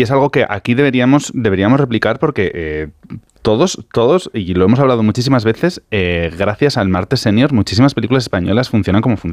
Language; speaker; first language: Spanish; native; Spanish